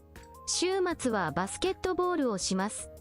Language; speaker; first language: Japanese; non-native, learner; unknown